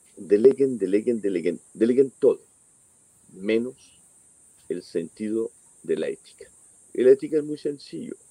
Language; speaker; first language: Spanish; non-native, fluent; French